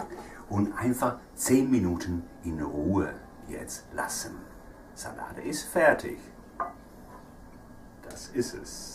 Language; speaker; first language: German; non-native, fluent; Italian